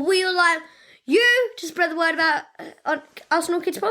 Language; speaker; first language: English; native; English